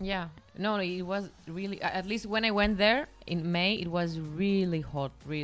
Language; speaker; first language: English; non-native, fluent; Greek